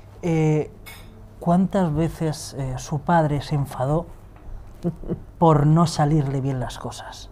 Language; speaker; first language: Spanish; native; Spanish